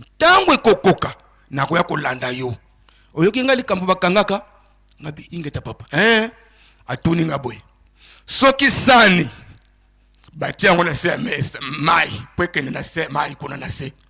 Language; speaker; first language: Lingala; non-native, local second language; Kongo